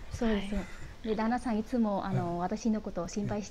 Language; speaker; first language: Japanese; non-native, learner; Vietnamese